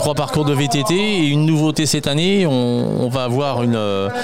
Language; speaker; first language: French; native; French